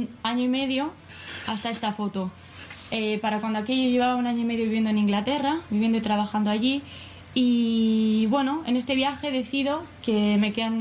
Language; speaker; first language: Spanish; native; Spanish